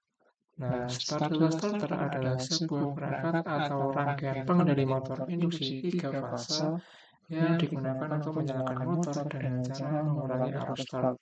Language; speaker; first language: Indonesian; native; Indonesian